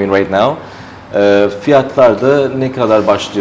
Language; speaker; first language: Turkish; non-native, fluent; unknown